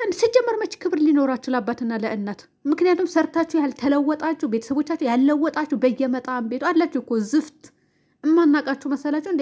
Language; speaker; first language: Amharic; native; Amharic